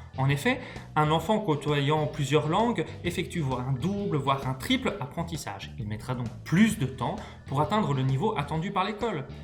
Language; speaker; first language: French; native; French